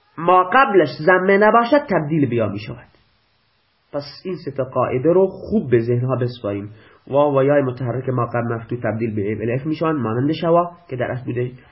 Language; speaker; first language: Persian; non-native, local second language; Baluchi